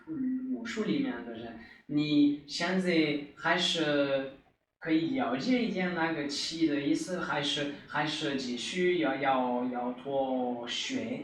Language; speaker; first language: Chinese; non-native, learner; French